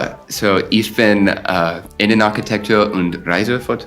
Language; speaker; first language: German; non-native, learner; English